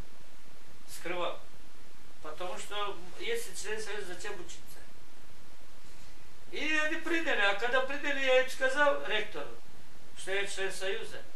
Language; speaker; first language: Russian; non-native, local second language; Gagauz